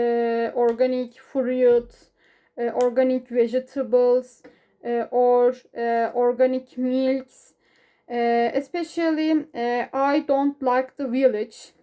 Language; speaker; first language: English; non-native, learner; Turkish